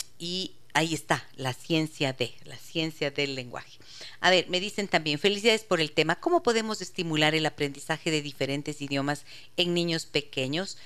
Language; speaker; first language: Spanish; native; Spanish